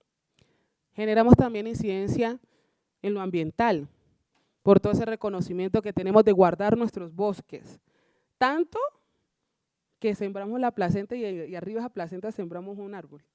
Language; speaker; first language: Spanish; native; Spanish